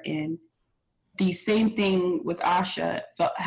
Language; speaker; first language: English; native; English